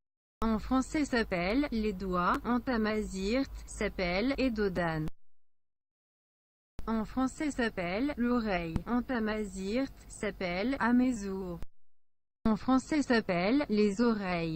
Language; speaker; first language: French; non-native, learner; Berber languages